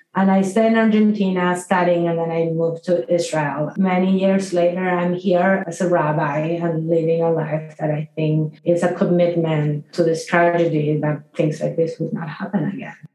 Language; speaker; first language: English; non-native, fluent; Spanish